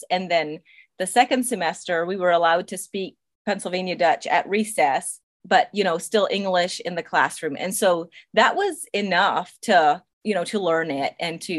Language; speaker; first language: English; non-native, local second language; Pennsylvania German